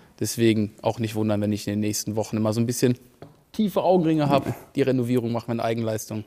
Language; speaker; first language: German; native; German